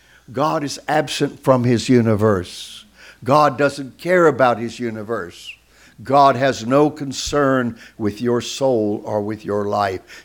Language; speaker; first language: English; native; English